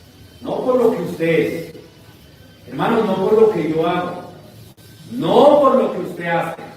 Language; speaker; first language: Spanish; native; Spanish